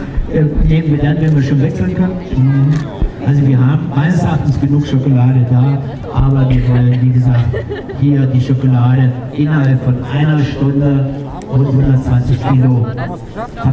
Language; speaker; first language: German; native; German